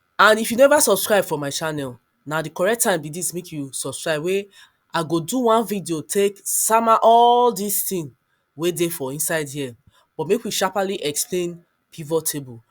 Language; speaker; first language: Nigerian Pidgin; non-native, local second language; Yoruba